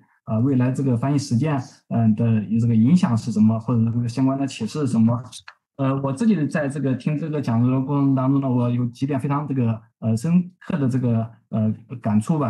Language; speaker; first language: Chinese; native; Chinese